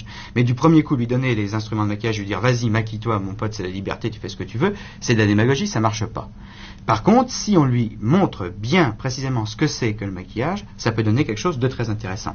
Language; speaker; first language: French; native; French